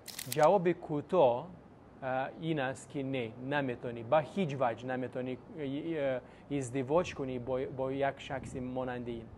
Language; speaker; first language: Persian; non-native, fluent; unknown